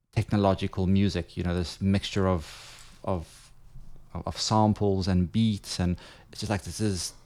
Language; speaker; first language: English; non-native, local second language; Afrikaans